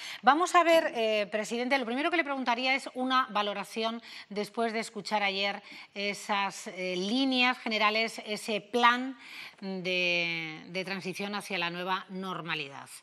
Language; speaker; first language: Spanish; native; Spanish